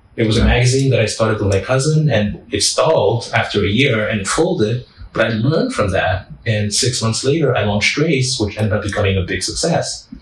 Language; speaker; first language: English; non-native, fluent; French